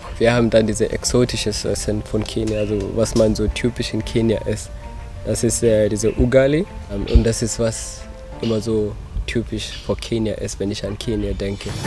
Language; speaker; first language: German; non-native, fluent; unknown